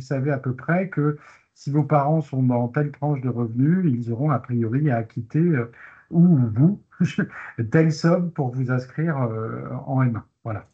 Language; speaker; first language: French; native; French